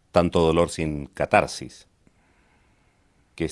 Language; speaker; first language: Spanish; native; Spanish